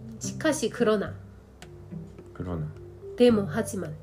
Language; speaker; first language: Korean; non-native, learner; Japanese